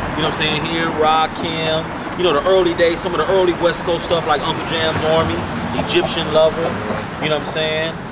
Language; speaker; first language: English; native; English